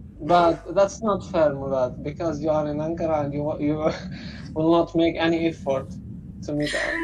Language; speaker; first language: English; non-native, learner; Arabic